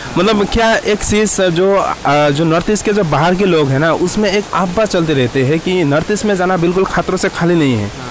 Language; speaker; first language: Hindi; non-native, local second language; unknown